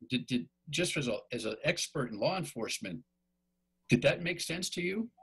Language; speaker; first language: English; native; English